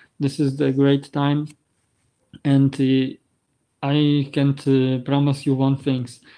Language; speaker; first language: English; non-native, learner; Polish